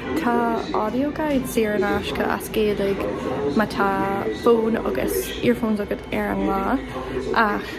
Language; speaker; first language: Irish; non-native, learner; English